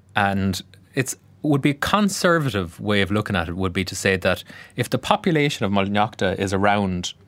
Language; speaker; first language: English; native; English